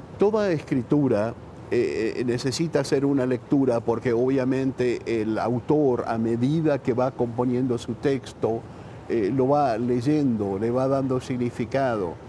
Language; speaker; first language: Spanish; early bilingual, other home language; English